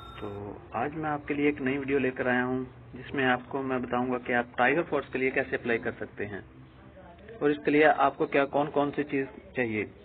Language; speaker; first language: Urdu; non-native, local second language; Punjabi